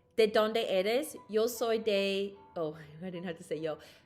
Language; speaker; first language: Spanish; non-native, learner; English